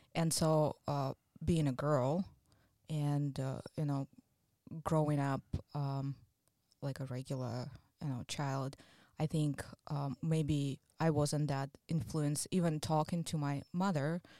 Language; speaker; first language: English; non-native, fluent; Russian